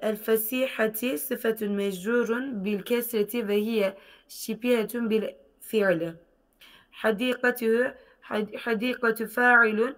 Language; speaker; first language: Arabic; non-native, learner; Turkish